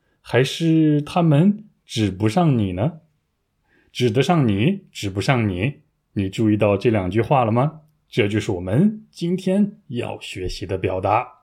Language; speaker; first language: Chinese; native; Chinese